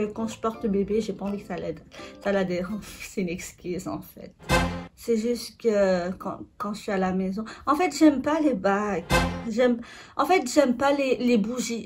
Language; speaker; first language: French; native; French